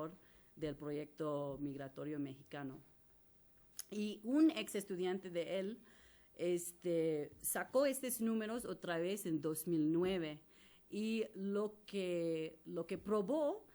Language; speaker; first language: Spanish; non-native, fluent; English